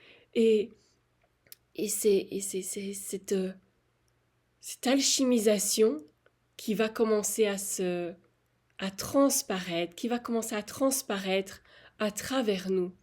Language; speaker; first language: French; native; French